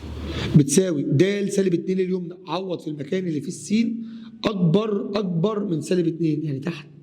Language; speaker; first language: Arabic; native; Arabic